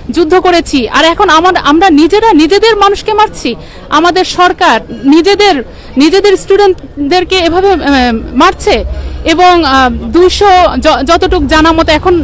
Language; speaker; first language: Bangla; native; Bangla